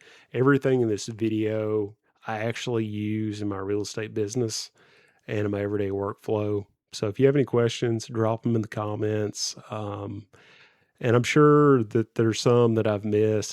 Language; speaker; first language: English; native; English